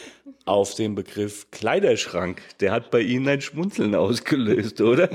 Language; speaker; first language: German; native; German